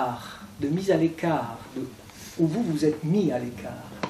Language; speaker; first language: French; native; French